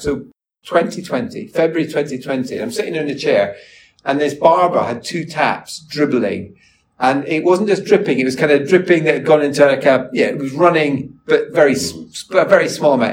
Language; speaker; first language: English; native; English